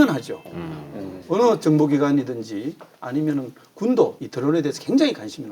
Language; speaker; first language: Korean; native; Korean